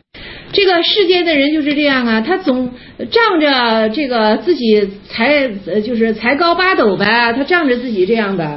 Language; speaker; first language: Chinese; native; Chinese